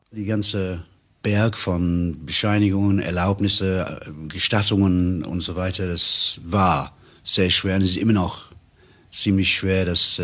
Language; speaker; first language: German; non-native, fluent; English